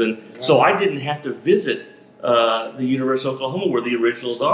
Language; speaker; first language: English; native; English